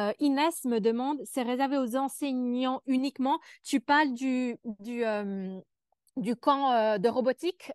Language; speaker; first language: French; native; French